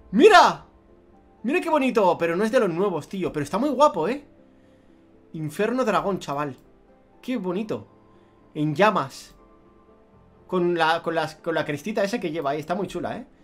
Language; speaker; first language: Spanish; native; Spanish